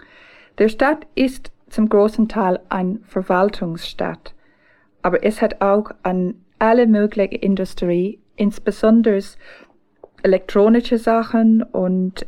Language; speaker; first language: German; non-native, fluent; English